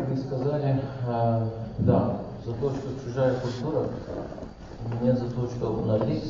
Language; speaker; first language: Russian; non-native, learner; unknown